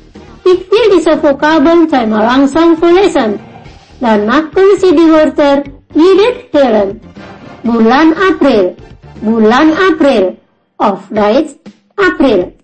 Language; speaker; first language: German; non-native, fluent; Indonesian